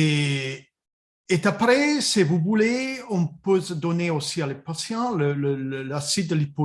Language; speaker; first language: French; non-native, fluent; Italian